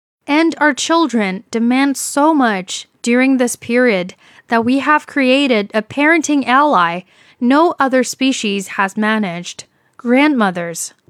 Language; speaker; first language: English; non-native, fluent; Chinese